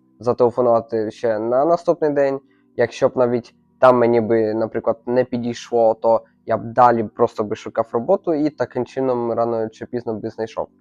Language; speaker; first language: Ukrainian; native; Ukrainian